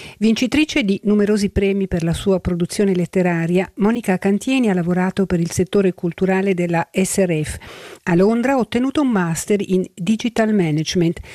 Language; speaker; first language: Italian; native; Italian